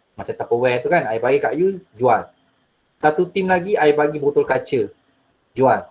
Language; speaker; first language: Malay; native; Malay